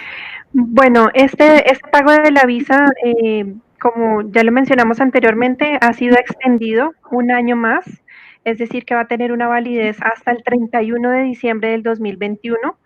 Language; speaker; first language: Spanish; native; Spanish